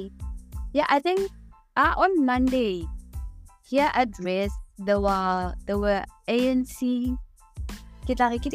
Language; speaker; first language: English; non-native, local second language; Southern Sotho